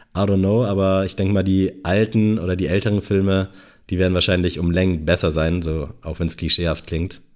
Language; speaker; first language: German; native; German